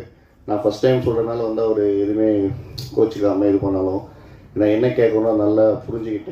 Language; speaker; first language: Tamil; native; Tamil